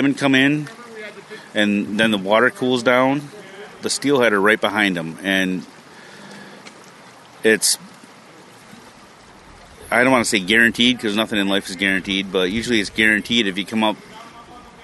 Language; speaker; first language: English; native; English